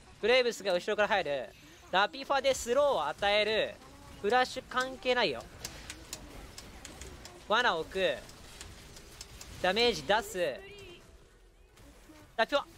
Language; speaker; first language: Japanese; native; Japanese